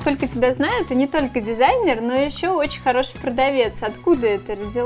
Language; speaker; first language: Russian; native; Russian